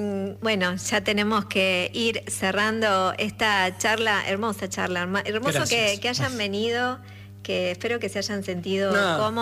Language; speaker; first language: Spanish; native; Spanish